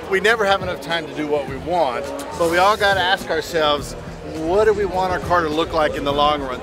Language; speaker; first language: English; native; English